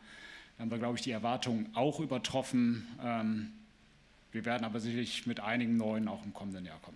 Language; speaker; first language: German; native; German